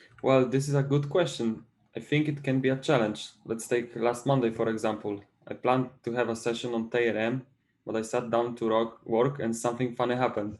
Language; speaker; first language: English; non-native, fluent; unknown